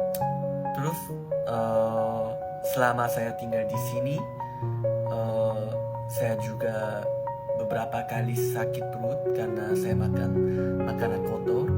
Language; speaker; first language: Indonesian; non-native, learner; Korean